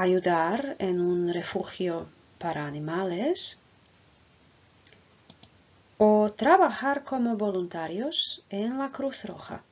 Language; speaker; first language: Spanish; non-native, fluent; Croatian